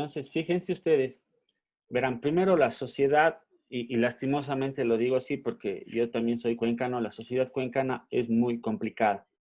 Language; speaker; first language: Spanish; native; Spanish